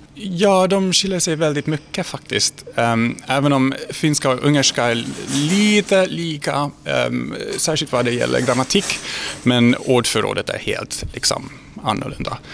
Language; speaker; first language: Swedish; non-native, fluent; Hungarian